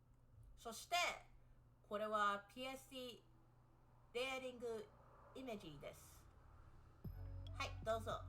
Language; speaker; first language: Japanese; non-native, learner; English